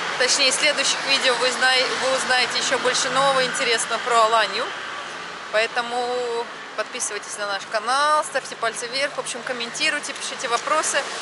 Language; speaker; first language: Russian; native; Russian